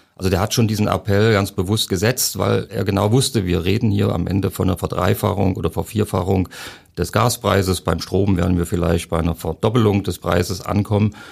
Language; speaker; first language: German; native; German